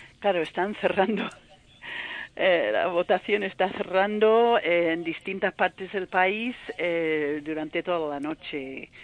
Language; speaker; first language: Spanish; non-native, fluent; English